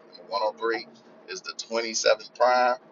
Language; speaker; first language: English; native; English